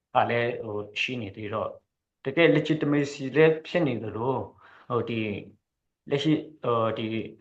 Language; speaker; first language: Burmese; non-native, local second language; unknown